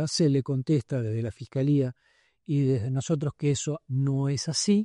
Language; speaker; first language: Spanish; native; Spanish